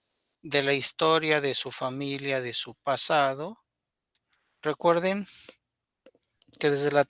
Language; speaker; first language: Spanish; native; Spanish